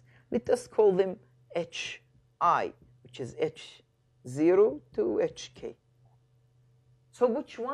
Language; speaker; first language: English; non-native, fluent; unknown